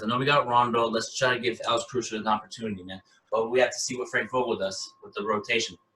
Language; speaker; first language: English; native; English